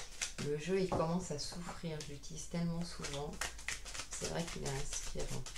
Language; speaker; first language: French; native; French